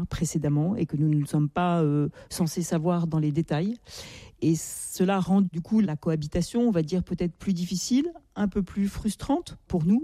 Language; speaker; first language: French; native; French